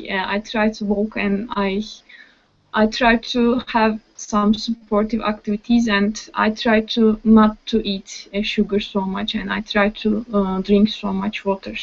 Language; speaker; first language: English; non-native, learner; Turkish